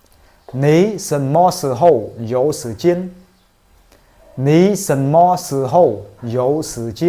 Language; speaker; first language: Chinese; non-native, fluent; Khmer